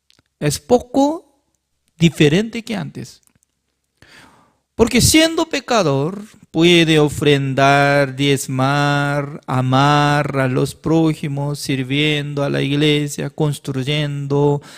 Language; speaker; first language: Spanish; non-native, learner; Korean